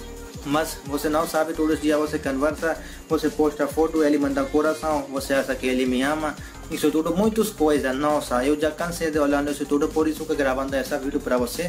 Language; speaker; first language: Portuguese; non-native, learner; Hindi